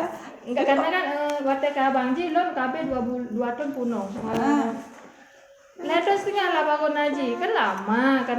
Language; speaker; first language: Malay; non-native, local second language; Achinese